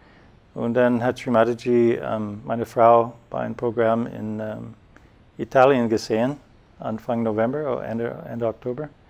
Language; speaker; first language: German; non-native, fluent; English